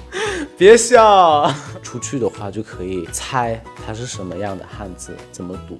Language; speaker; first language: Chinese; non-native, fluent; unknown